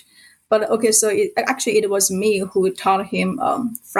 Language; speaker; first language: English; non-native, fluent; Chinese